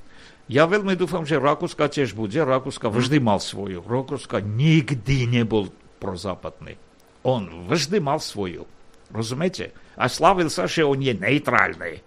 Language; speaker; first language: Slovak; non-native, fluent; Armenian